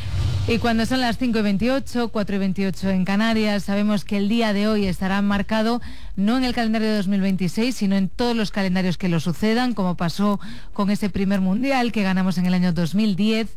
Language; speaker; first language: Spanish; native; Spanish